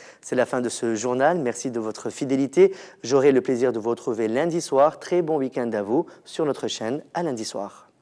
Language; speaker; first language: French; non-native, local second language; Arabic